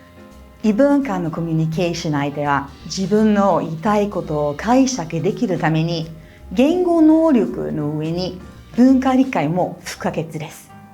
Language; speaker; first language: Japanese; non-native, fluent; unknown